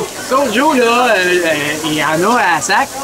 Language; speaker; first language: French; native; French